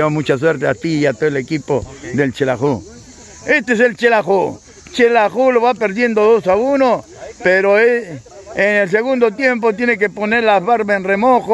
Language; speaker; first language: Spanish; native; Spanish